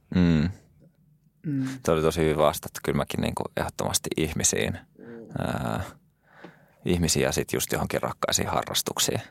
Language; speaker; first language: Finnish; early bilingual, other home language; French